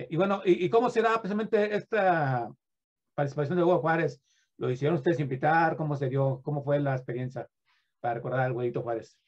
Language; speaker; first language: Spanish; native; Spanish